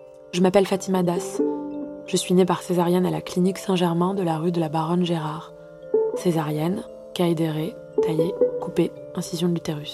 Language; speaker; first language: French; early bilingual, other home language; Arabic